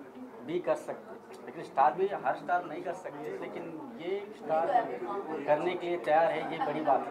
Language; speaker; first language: Hindi; non-native, local second language; Marathi